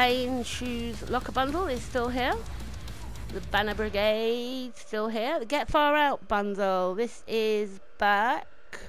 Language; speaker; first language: English; native; English